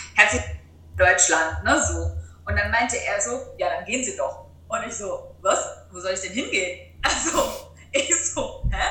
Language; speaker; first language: German; native; German